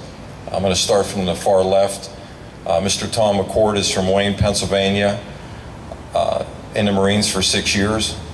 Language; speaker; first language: English; native; English